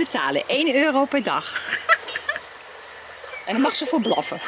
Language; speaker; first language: Dutch; native; Dutch